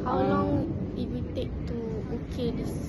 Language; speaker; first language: English; non-native, local second language; Malay